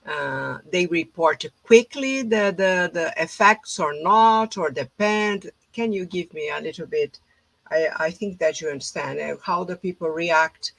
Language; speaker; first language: English; non-native, fluent; Portuguese